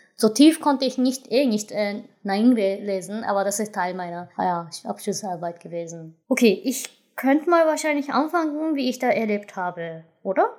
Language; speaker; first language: German; non-native, fluent; Japanese